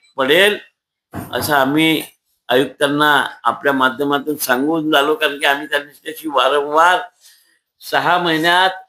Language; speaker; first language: Marathi; native; Marathi